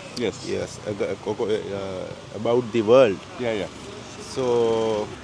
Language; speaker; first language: English; non-native, local second language; Sinhala